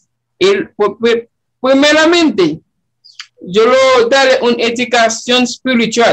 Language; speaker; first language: Spanish; non-native, learner; Haitian Creole